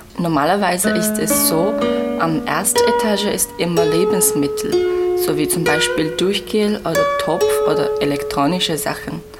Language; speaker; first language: German; non-native, learner; Chinese